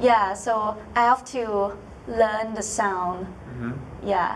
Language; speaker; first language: English; non-native, learner; Thai